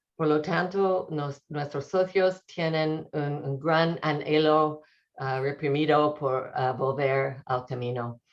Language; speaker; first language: Spanish; non-native, learner; English